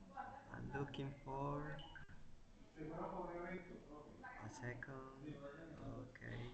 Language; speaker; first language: English; non-native, learner; Spanish